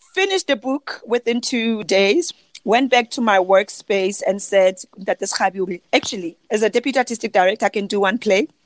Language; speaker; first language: English; non-native, local second language; Southern Sotho